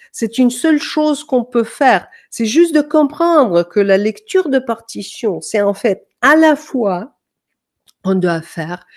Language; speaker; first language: French; non-native, fluent; Danish